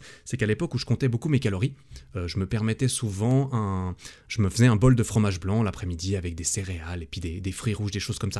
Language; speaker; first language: French; native; French